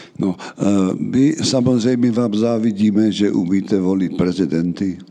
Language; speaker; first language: Czech; native; Czech